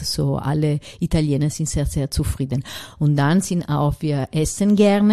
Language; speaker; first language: German; non-native, learner; Italian